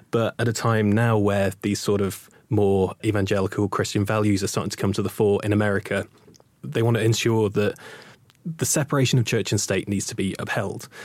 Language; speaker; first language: English; native; English